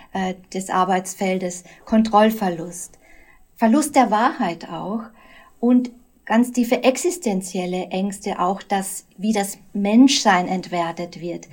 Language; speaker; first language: German; native; German